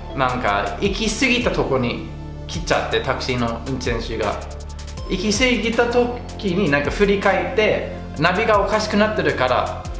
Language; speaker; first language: Japanese; non-native, fluent; English